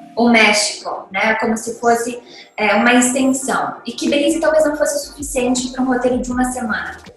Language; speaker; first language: Portuguese; native; Portuguese